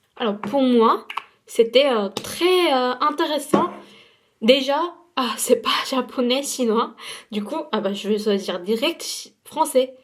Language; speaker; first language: French; non-native, fluent; Korean